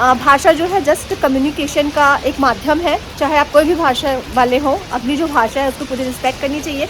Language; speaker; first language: Hindi; native; Hindi